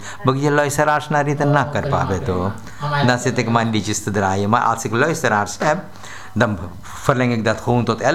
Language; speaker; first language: Dutch; non-native, local second language; Caribbean Hindustani